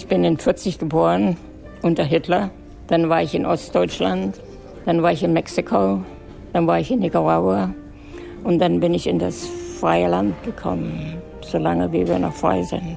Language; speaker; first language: German; native; German